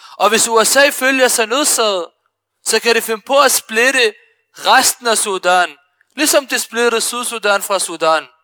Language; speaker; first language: Danish; early bilingual, other home language; Arabic